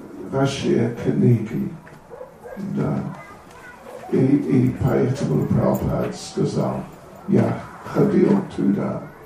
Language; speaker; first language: Russian; non-native, learner; English